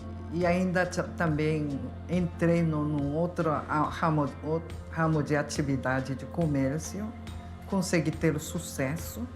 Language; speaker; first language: Portuguese; non-native, fluent; Korean